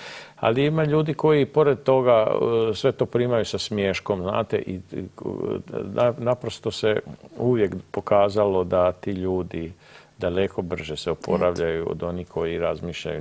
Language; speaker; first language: Croatian; native; Croatian